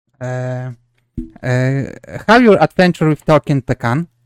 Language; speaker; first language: English; non-native, learner; Polish